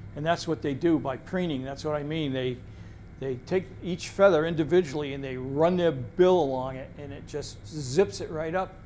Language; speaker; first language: English; native; English